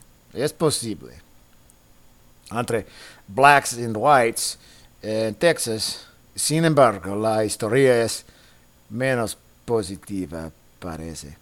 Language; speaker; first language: Spanish; non-native, learner; English